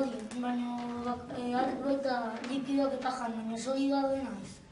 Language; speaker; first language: Basque; non-native, local second language; Spanish